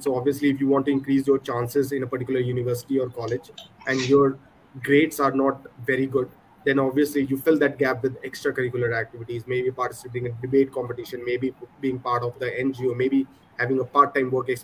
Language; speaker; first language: English; non-native, local second language; Punjabi